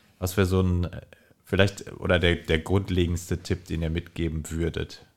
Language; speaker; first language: German; native; German